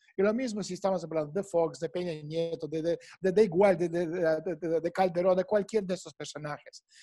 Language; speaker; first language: Spanish; non-native, fluent; Russian